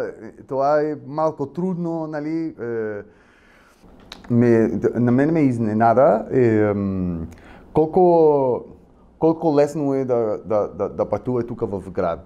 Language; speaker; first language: Bulgarian; non-native, learner; Spanish